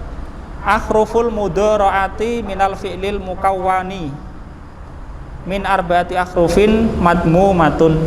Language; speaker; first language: Arabic; non-native, fluent; Indonesian